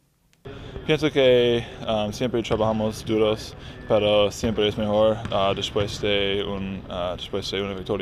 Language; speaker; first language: Spanish; non-native, learner; English